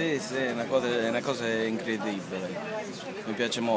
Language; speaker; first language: Italian; early bilingual, heritage; English